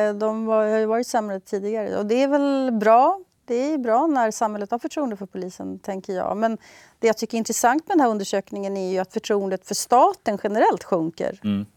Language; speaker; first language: Swedish; native; Swedish